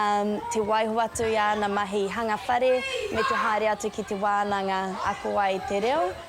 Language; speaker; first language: Māori; non-native, local second language; English